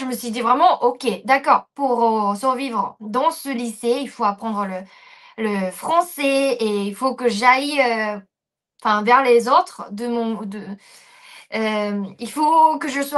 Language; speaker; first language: French; non-native, fluent; Japanese